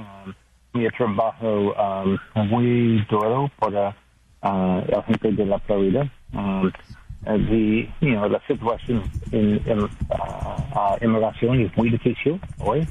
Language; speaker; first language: Spanish; non-native, learner; English